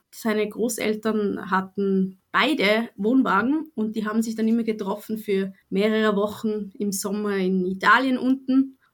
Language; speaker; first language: German; native; German